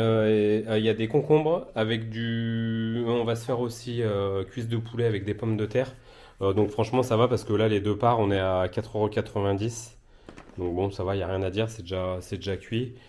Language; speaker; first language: French; native; French